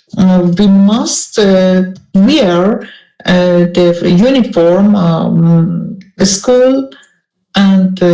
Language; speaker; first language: English; non-native, learner; Persian